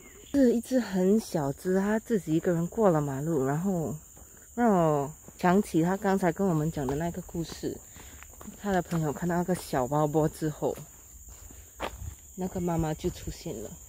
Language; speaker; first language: Chinese; native; Chinese